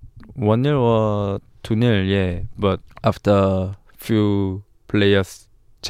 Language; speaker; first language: English; non-native, learner; Korean